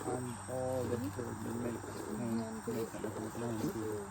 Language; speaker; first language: English; non-native, local second language; Spanish